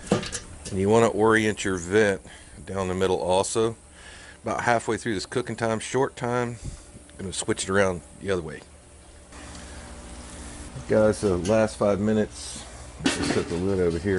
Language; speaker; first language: English; native; English